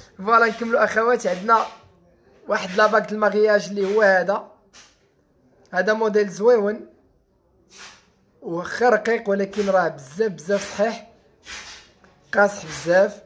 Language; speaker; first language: Arabic; native; Arabic